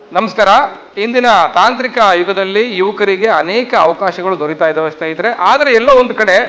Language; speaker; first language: Kannada; native; Kannada